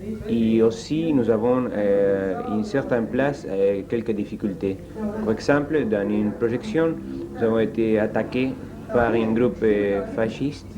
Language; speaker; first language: French; non-native, learner; Spanish